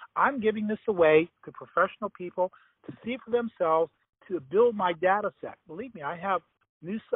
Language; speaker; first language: English; native; English